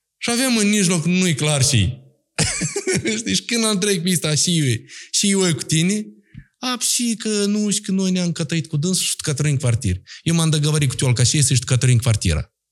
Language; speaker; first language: Romanian; native; Romanian